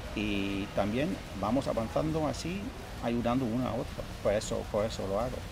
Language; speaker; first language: Spanish; non-native, fluent; Dutch